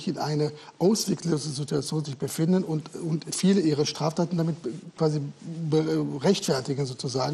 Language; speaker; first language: German; native; German